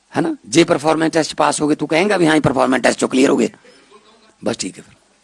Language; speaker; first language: Hindi; non-native, local second language; Punjabi